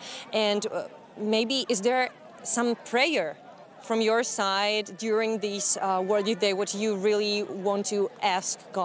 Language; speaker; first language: English; non-native, fluent; Czech